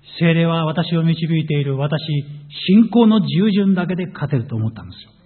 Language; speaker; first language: Japanese; native; Japanese